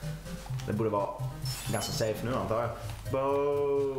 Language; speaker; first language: Swedish; native; Swedish